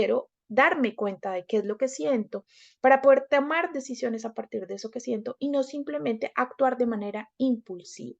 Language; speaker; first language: Spanish; native; Spanish